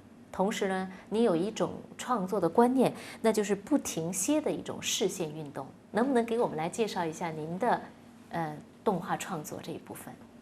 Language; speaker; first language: Chinese; native; Chinese